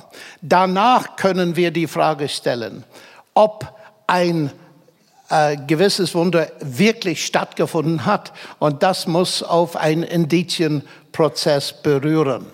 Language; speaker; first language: German; non-native, fluent; English